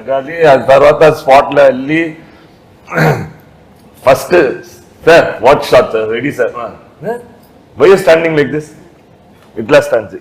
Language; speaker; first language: Telugu; non-native, learner; Tamil